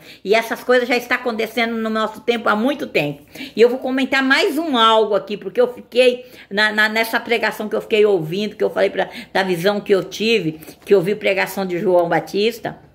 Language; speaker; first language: Portuguese; native; Portuguese